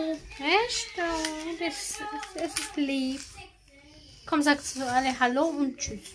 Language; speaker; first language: German; non-native, learner; Tajik